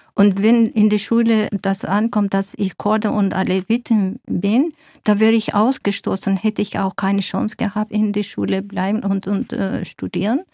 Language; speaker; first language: German; non-native, fluent; Zaza